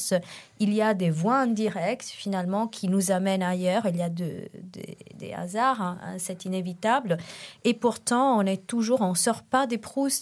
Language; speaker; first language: French; non-native, fluent; Italian